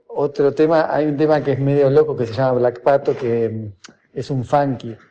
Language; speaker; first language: Spanish; native; Spanish